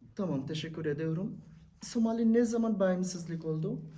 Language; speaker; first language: Turkish; non-native, learner; Bangla